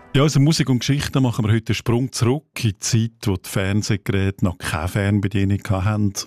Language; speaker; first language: German; native; German